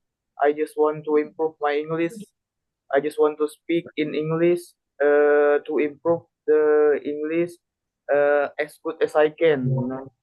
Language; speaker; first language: English; non-native, learner; Indonesian